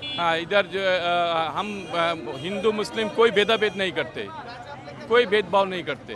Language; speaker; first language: Hindi; non-native, fluent; Bangla